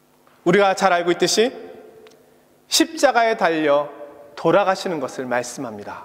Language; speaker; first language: Korean; native; Korean